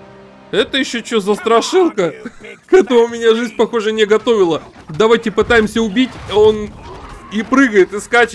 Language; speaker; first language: Russian; native; Russian